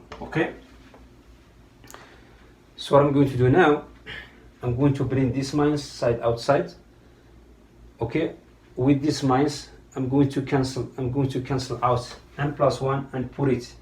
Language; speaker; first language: English; non-native, fluent; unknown